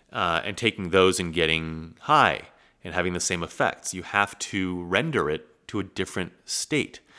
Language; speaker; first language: English; native; English